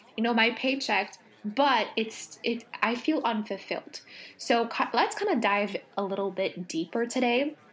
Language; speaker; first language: English; native; English